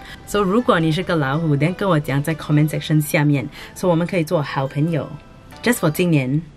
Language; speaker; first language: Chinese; non-native, local second language; English